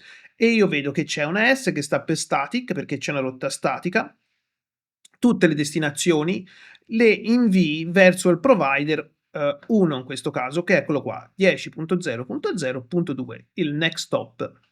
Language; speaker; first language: Italian; native; Italian